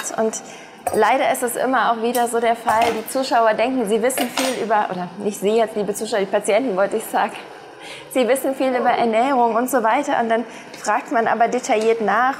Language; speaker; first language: German; native; German